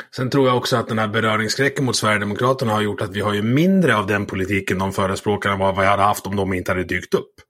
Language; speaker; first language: Swedish; native; Swedish